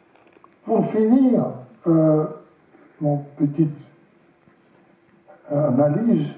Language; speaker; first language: French; non-native, learner; Russian